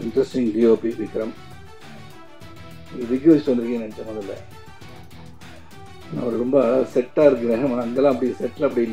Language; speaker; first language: Tamil; native; Tamil